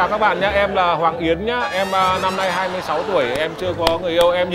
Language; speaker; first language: Vietnamese; native; Vietnamese